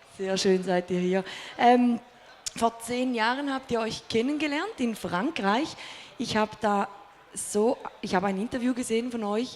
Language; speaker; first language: German; native; German